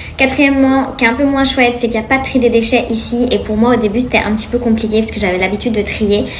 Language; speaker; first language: French; native; French